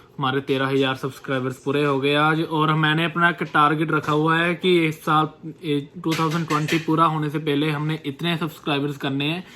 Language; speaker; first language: Hindi; non-native, local second language; Punjabi